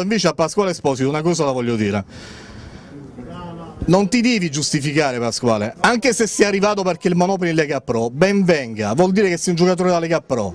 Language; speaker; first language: Italian; native; Italian